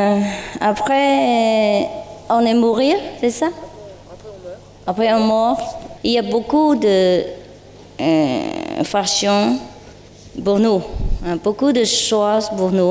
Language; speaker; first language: French; non-native, learner; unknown